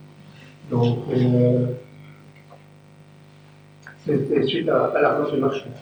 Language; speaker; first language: French; native; French